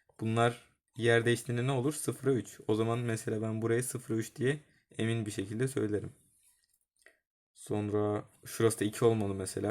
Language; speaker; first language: Turkish; native; Turkish